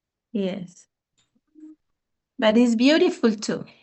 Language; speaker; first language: English; non-native, learner; Spanish